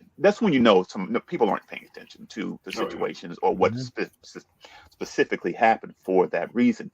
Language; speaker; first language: English; native; English